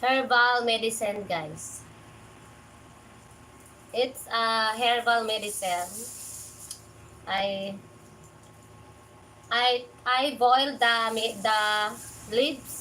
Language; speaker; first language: English; non-native, learner; Filipino